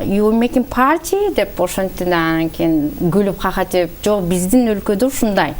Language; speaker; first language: Kyrgyz; early bilingual, heritage; Kyrgyz